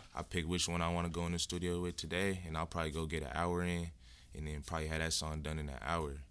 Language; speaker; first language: English; native; English